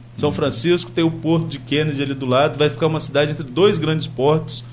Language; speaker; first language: Portuguese; native; Portuguese